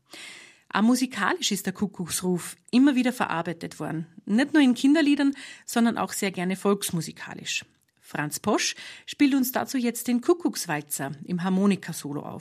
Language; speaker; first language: German; native; German